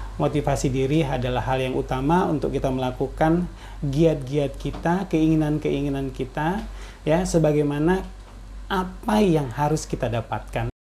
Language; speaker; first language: Indonesian; native; Indonesian